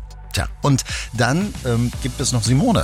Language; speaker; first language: German; native; German